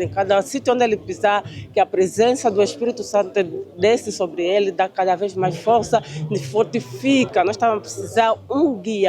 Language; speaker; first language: Portuguese; native; Portuguese